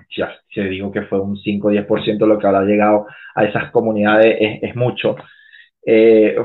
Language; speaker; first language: Spanish; native; Spanish